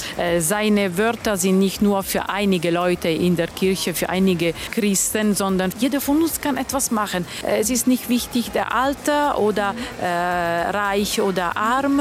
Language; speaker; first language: German; non-native, learner; Italian